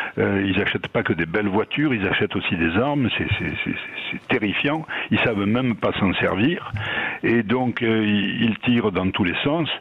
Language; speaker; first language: French; native; French